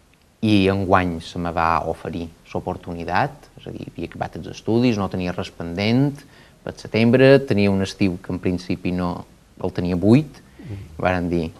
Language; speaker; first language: Catalan; native; Catalan